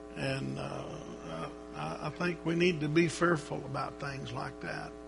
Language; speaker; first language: English; native; English